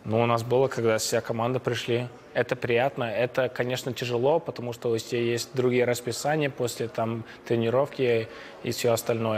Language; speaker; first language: Russian; early bilingual, heritage; Russian